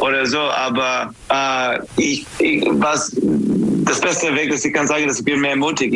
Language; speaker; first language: German; non-native, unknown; English